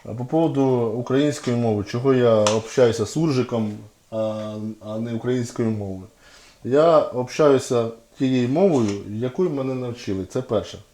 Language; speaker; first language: Ukrainian; non-native, local second language; Russian